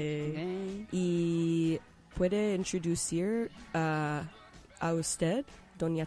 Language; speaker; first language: Spanish; non-native, fluent; English